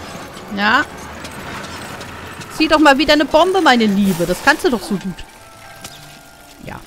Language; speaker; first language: German; native; German